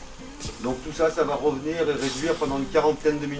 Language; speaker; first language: French; native; French